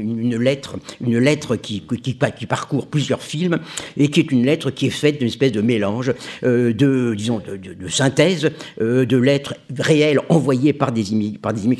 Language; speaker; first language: French; native; French